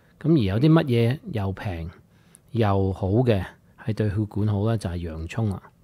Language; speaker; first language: Cantonese; native; Cantonese